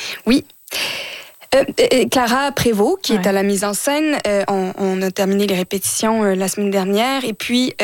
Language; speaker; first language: French; native; French